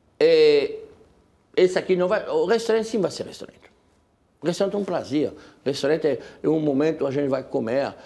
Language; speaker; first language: Portuguese; non-native, fluent; French